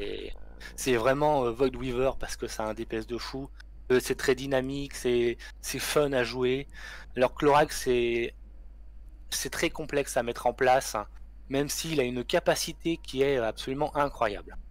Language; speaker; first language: French; native; French